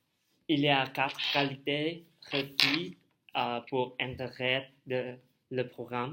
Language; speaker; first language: French; non-native, learner; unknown